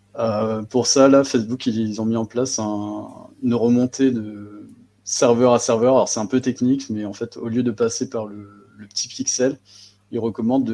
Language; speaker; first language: French; native; French